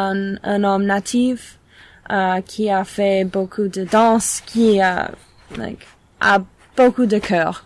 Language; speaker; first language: French; non-native, learner; English